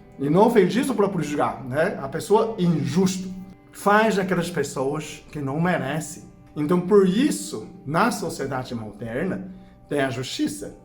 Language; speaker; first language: Portuguese; non-native, fluent; Chinese